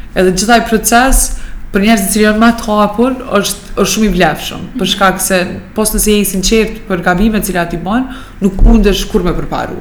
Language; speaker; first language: Albanian; native; Albanian